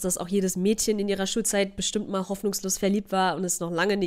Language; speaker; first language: German; native; German